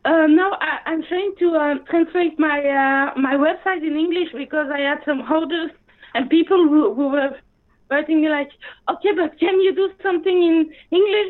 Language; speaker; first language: English; non-native, fluent; French